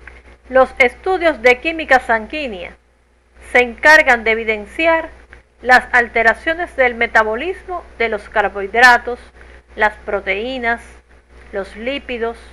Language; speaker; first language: Spanish; native; Spanish